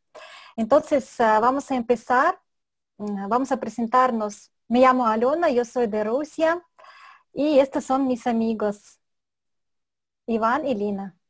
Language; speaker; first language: Spanish; non-native, fluent; Russian